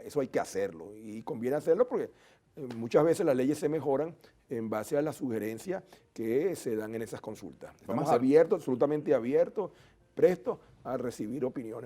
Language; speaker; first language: Spanish; native; Spanish